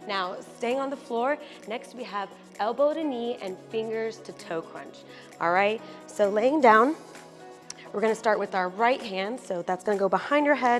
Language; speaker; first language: English; native; English